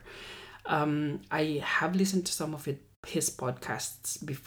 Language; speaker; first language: English; non-native, local second language; Pampanga